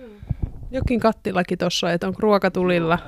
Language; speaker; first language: Finnish; native; Finnish